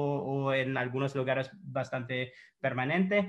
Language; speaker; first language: Spanish; non-native, fluent; English